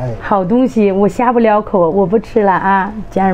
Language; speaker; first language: Chinese; native; Chinese